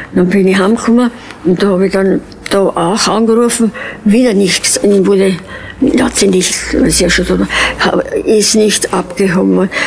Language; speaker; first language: German; early bilingual, other home language; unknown